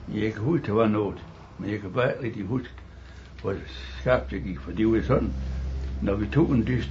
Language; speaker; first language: Danish; native; Danish